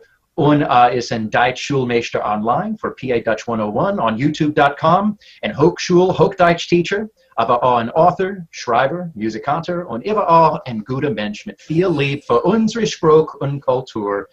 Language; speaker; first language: German; non-native, learner; English